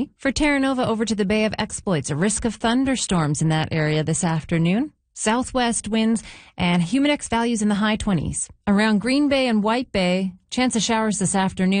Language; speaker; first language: English; native; English